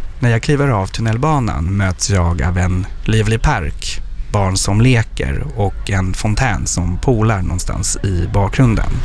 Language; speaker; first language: Swedish; non-native, fluent; French